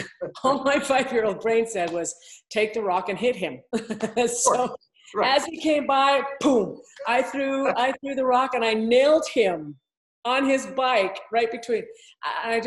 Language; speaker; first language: English; native; English